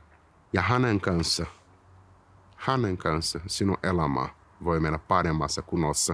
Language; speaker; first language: Finnish; non-native, learner; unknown